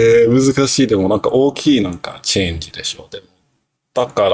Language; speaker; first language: Japanese; non-native, learner; English